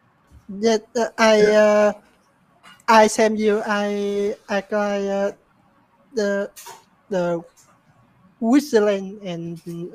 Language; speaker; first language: English; non-native, learner; Vietnamese